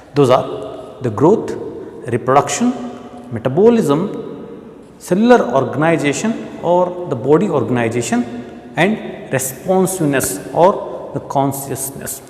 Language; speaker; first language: English; non-native, local second language; Kannada